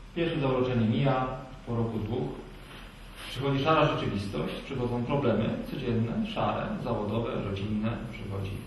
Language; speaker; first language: Polish; native; Polish